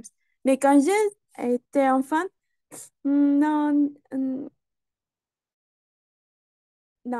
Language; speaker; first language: French; non-native, learner; Spanish